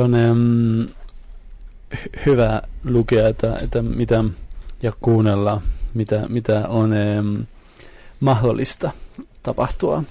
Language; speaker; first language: Finnish; non-native, fluent; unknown